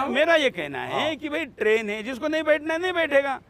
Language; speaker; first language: Hindi; non-native, local second language; Marathi